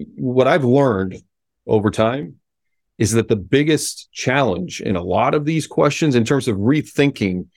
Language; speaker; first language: English; early bilingual, other home language; Spanish